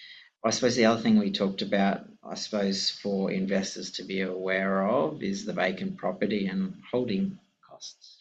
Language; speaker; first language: English; native; English